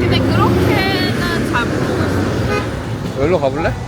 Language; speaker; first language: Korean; non-native, fluent; Chinese